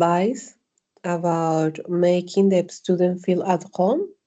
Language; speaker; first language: English; non-native, learner; Spanish